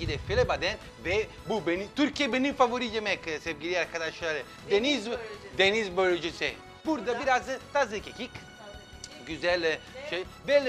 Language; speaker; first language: Turkish; non-native, fluent; Italian